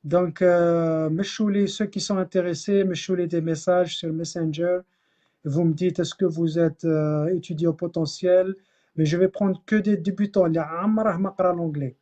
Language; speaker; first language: French; non-native, local second language; Arabic